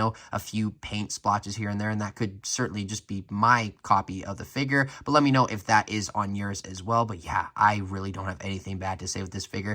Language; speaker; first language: English; native; English